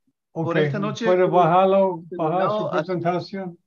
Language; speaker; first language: Spanish; non-native, learner; English